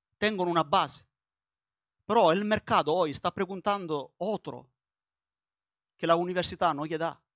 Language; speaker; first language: Spanish; non-native, learner; Italian